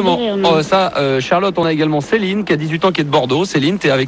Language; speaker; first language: French; native; French